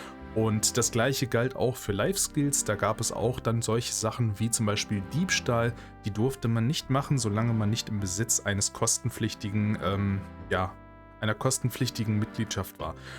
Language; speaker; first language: German; native; German